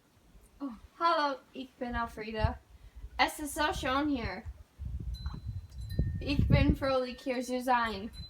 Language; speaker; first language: German; non-native, learner; English